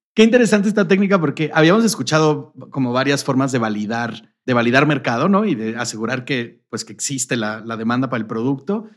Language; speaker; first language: Spanish; native; Spanish